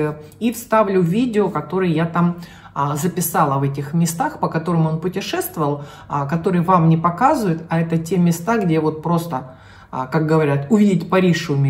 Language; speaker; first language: Russian; native; Russian